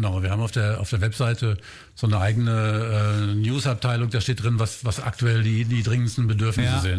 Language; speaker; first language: German; native; German